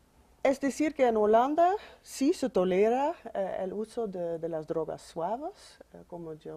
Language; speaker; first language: Spanish; non-native, fluent; Dutch